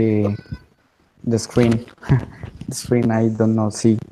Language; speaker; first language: English; non-native, learner; Spanish